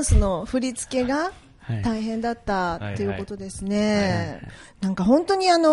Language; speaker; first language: Japanese; native; Japanese